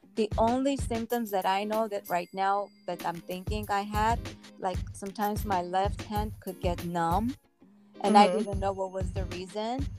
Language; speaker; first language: English; early bilingual, other home language; Armenian